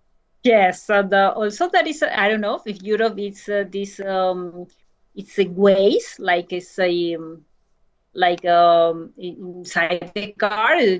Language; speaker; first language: English; non-native, learner; Spanish